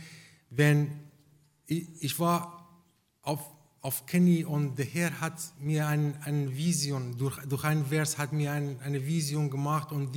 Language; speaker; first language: German; non-native, fluent; Persian